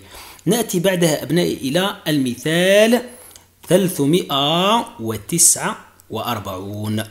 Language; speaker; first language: Arabic; native; Arabic